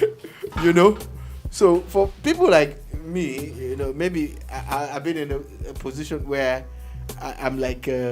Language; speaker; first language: English; non-native, local second language; Yoruba